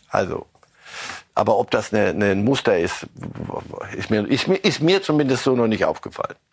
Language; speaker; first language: German; native; German